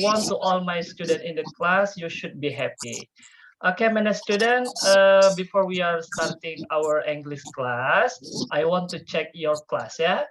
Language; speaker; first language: English; non-native, fluent; Indonesian